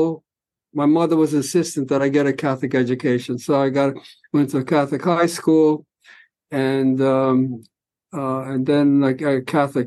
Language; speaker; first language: English; early bilingual, other home language; Spanish